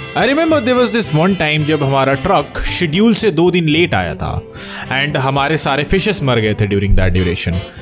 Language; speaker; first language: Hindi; non-native, local second language; Bangla